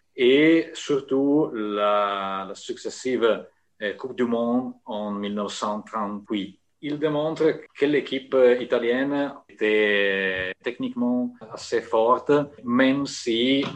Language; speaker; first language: French; non-native, fluent; Italian